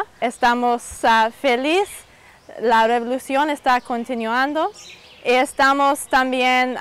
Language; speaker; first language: Spanish; non-native, learner; English